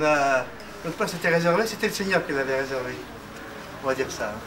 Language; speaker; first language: French; native; French